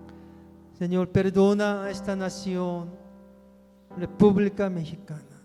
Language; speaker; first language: Spanish; non-native, fluent; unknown